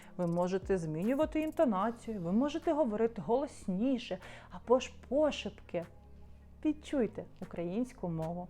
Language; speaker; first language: Ukrainian; non-native, local second language; Russian